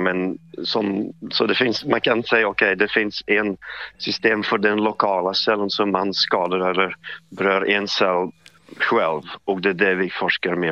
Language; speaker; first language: Swedish; non-native, fluent; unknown